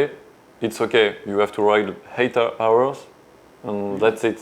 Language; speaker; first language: English; non-native, learner; French